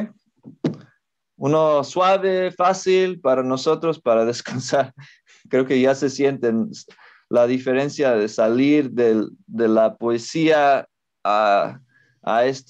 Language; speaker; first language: Spanish; non-native, fluent; English